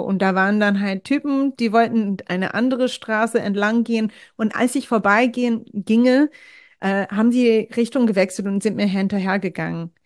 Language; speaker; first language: German; non-native, fluent; English